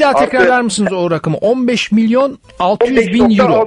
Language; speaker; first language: Turkish; native; Turkish